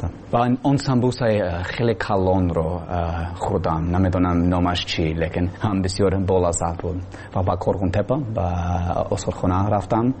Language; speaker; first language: Persian; non-native, learner; English